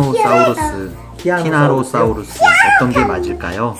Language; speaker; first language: Korean; native; Korean